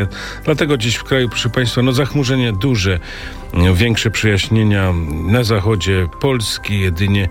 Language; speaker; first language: Polish; native; Polish